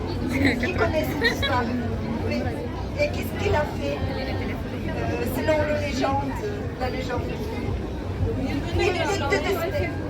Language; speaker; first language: French; non-native, fluent; Russian